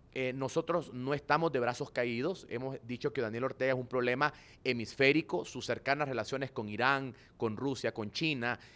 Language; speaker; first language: Spanish; native; Spanish